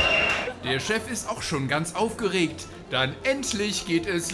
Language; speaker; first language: German; native; German